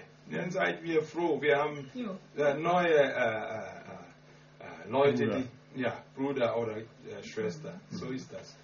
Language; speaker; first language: German; non-native, learner; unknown